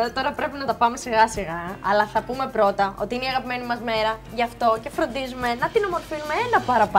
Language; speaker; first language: Greek; native; Greek